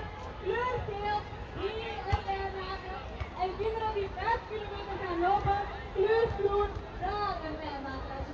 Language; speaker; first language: Dutch; non-native, learner; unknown